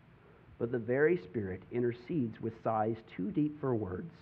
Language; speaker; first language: English; native; English